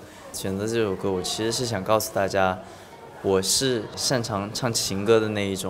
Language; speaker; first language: Chinese; native; Chinese